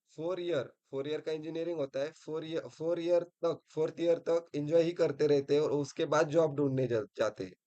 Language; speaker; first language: Hindi; non-native, local second language; Marathi